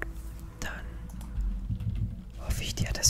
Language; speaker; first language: German; native; German